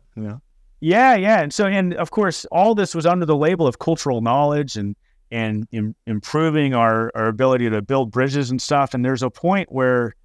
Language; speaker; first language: English; native; English